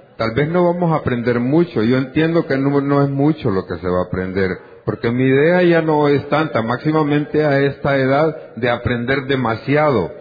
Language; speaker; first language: Spanish; native; Spanish